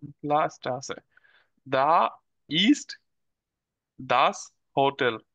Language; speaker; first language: German; non-native, learner; Bangla